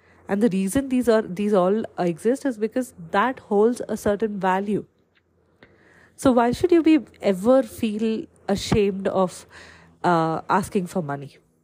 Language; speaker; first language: English; non-native, local second language; Malayalam